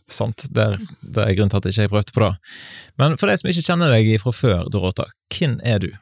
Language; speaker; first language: Norwegian; native; Norwegian